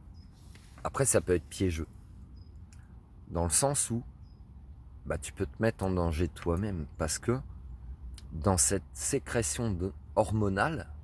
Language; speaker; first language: French; native; French